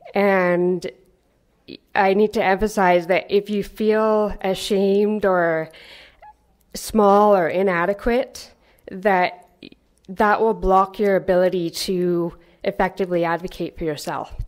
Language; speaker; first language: English; native; English